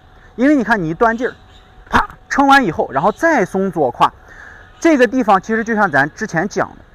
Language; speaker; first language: Chinese; native; Chinese